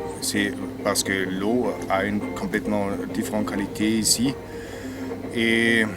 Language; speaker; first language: French; non-native, learner; German